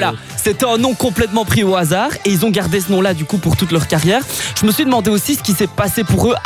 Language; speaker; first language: French; native; French